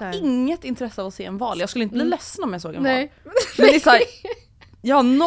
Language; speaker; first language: Swedish; native; Swedish